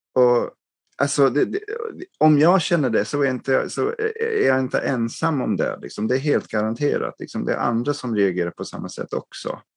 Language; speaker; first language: Swedish; non-native, fluent; English